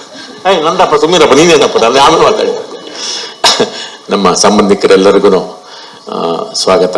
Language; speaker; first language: Kannada; native; Kannada